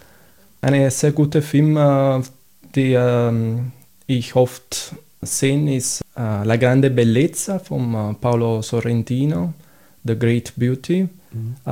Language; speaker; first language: German; non-native, fluent; Italian